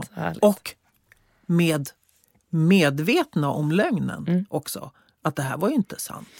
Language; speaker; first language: Swedish; native; Swedish